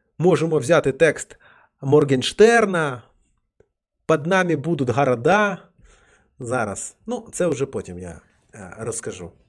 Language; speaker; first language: Ukrainian; non-native, local second language; Russian